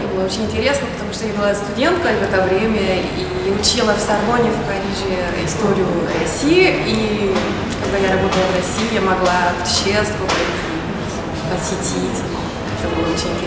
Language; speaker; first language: Russian; non-native, fluent; French